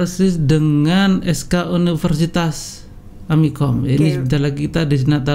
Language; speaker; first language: Indonesian; native; Indonesian